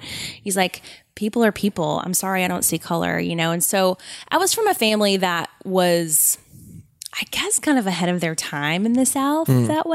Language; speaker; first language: English; native; English